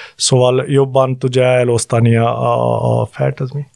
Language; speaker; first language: Hungarian; non-native, fluent; Punjabi